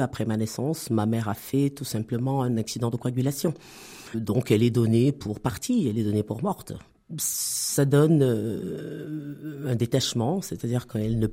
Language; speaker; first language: French; native; French